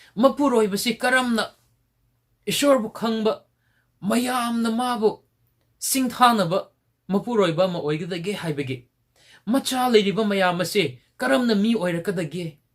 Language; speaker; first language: Manipuri; non-native, local second language; Tangkhul Naga (India)